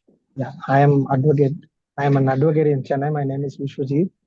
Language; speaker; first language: English; non-native, local second language; Tamil